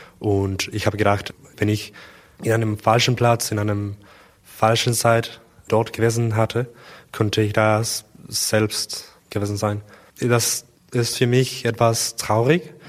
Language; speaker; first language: German; non-native, learner; Spanish